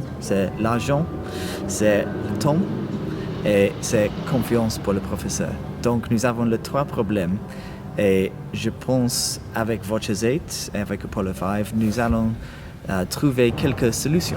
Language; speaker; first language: French; non-native, learner; English